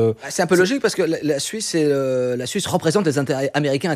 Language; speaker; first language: French; native; French